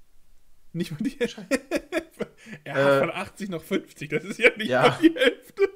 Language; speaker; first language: German; native; German